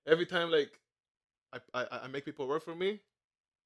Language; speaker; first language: English; non-native, fluent; Spanish